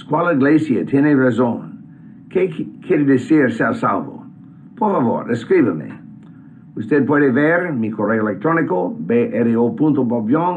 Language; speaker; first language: Spanish; non-native, fluent; English